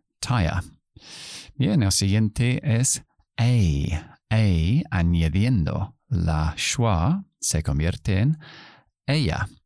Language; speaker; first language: Spanish; non-native, fluent; English